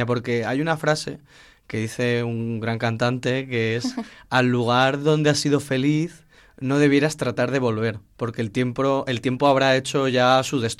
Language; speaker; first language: Spanish; native; Spanish